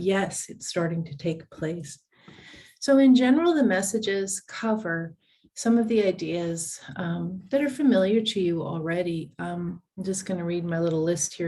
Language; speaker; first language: English; native; English